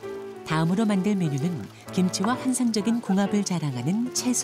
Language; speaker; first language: Korean; native; Korean